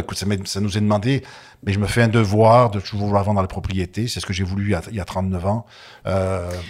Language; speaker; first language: French; native; French